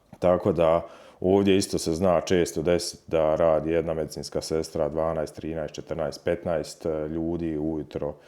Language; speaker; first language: Croatian; native; Croatian